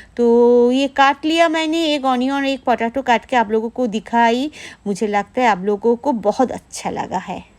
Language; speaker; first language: Hindi; non-native, local second language; Bangla